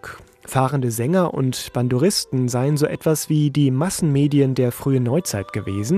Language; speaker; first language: German; native; German